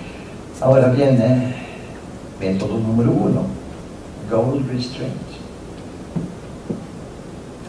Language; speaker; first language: Spanish; non-native, fluent; Norwegian